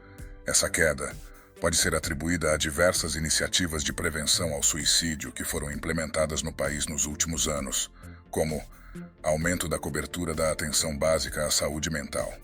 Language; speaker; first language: Portuguese; native; Portuguese